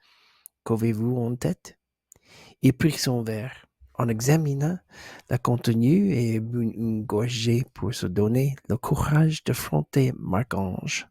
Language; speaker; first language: French; non-native, learner; English